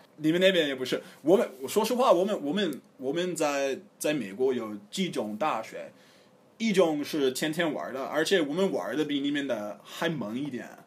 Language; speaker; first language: Chinese; non-native, fluent; English